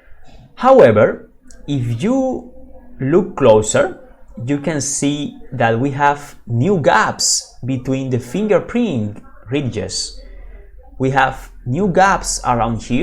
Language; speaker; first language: English; non-native, fluent; Spanish